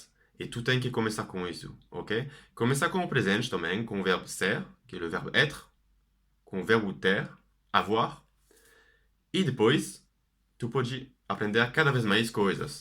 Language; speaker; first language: Portuguese; non-native, fluent; French